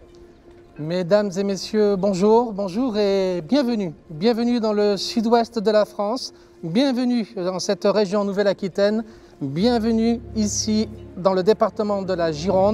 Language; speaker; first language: French; native; French